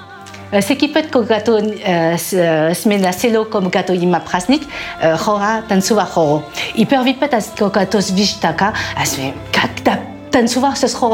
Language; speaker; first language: Bulgarian; non-native, learner; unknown